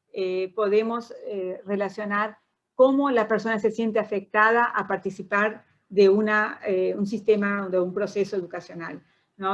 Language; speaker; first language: Spanish; non-native, fluent; Portuguese